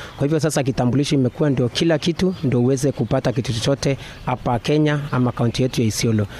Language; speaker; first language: Swahili; non-native, local second language; Meru